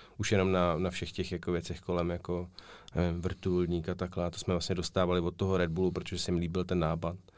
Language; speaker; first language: Czech; native; Czech